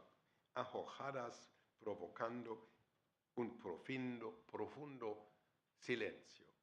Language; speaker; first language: Spanish; non-native, fluent; German